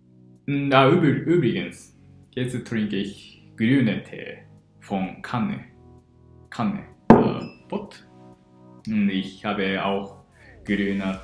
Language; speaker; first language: German; non-native, learner; Japanese